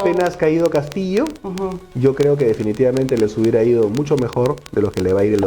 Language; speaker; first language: Spanish; native; Spanish